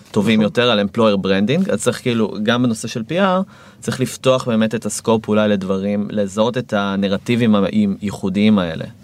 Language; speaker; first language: Hebrew; native; Hebrew